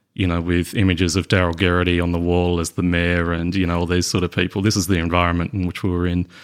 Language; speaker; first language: English; native; English